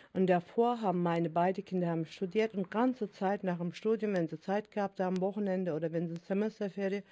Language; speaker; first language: German; early bilingual, other home language; Turkish